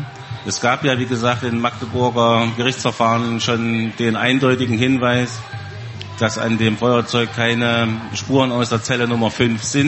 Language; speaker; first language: German; native; German